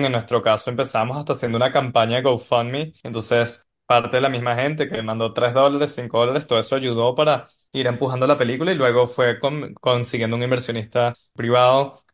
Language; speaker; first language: Spanish; native; Spanish